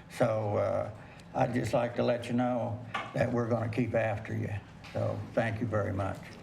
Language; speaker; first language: English; native; English